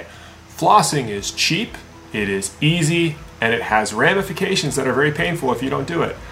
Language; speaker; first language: English; native; English